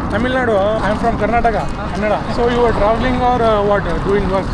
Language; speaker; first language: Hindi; non-native, local second language; Kannada